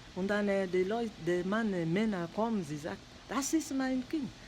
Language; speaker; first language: German; non-native, learner; French